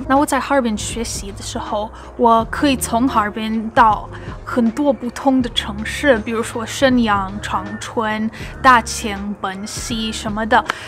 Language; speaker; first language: Chinese; non-native, learner; English